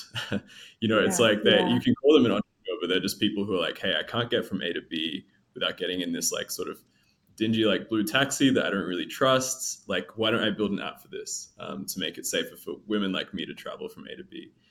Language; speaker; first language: English; native; English